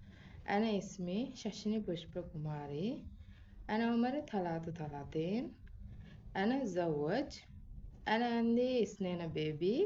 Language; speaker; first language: Arabic; non-native, learner; Sinhala